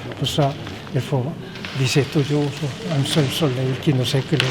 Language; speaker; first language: French; non-native, fluent; Korean